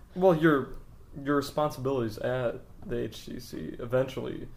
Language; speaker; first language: English; native; English